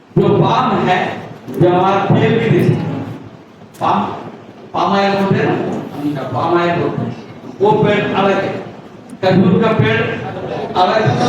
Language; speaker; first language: Hindi; non-native, local second language; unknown